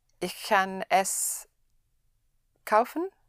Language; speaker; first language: German; non-native, learner; English